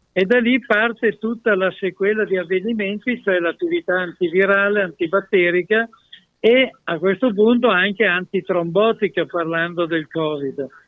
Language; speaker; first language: Italian; native; Italian